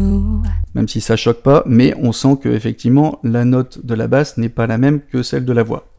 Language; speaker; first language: French; native; French